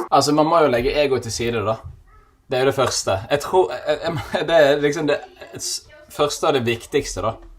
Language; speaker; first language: Norwegian; native; Norwegian